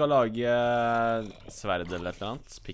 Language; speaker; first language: Norwegian; native; Norwegian